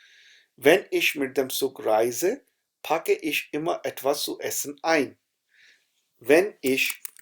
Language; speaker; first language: German; non-native, fluent; Urdu